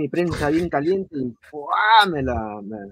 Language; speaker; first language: Spanish; native; Spanish